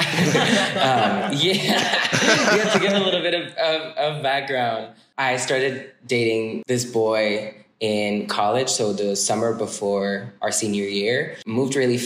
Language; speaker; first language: English; non-native, fluent; French